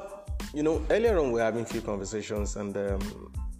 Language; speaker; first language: English; non-native, local second language; Yoruba